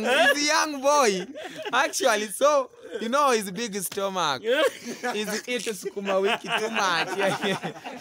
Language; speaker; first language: English; non-native, learner; Swahili